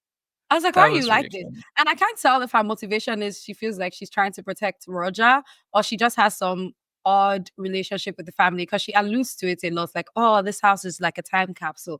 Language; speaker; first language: English; native; English